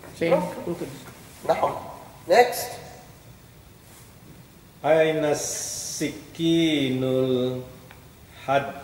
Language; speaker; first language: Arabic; non-native, fluent; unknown